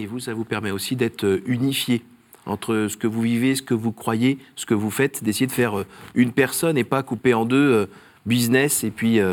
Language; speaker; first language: French; native; French